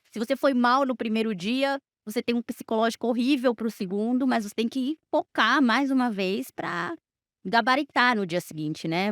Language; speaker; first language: Portuguese; non-native, fluent; Spanish